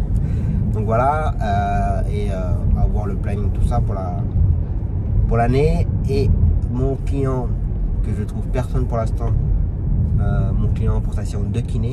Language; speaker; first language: French; native; French